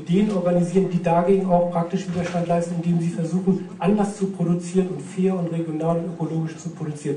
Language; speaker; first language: German; native; German